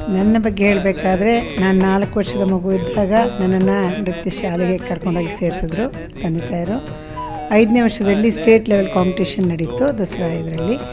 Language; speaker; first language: Kannada; native; Kannada